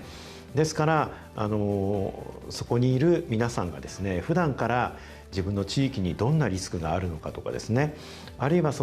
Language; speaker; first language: Japanese; native; Japanese